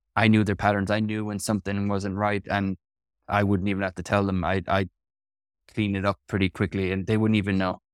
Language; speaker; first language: English; native; English